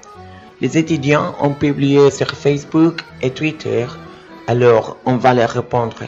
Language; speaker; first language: French; non-native, learner; Spanish